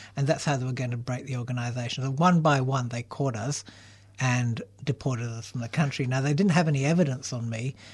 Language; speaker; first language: English; native; English